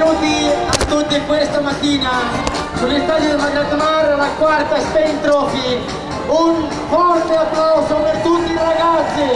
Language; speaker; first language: Italian; non-native, fluent; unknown